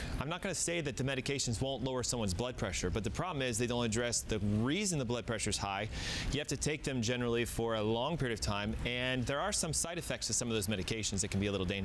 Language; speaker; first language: English; native; English